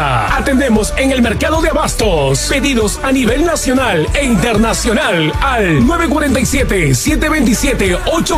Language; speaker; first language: Spanish; native; Spanish